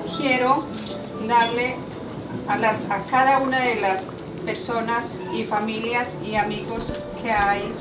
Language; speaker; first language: Spanish; native; Spanish